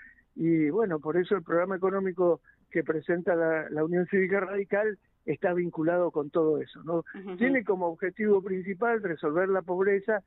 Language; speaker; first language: Spanish; native; Spanish